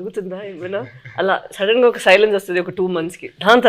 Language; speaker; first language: Telugu; non-native, local second language; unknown